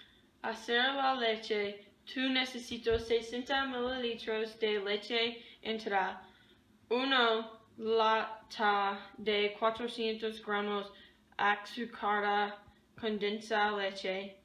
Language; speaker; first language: Spanish; non-native, learner; English